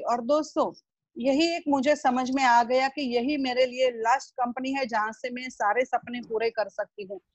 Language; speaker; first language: Hindi; non-native, local second language; Gujarati